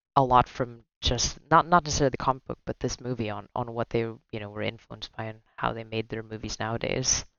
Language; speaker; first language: English; non-native, local second language; Filipino